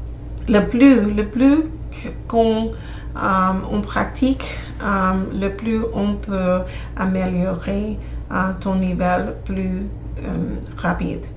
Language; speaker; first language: French; non-native, learner; English